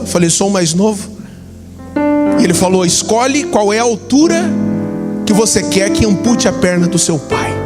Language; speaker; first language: Portuguese; native; Portuguese